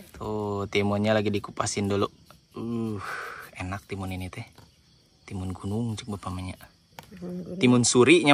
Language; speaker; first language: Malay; non-native, local second language; Sundanese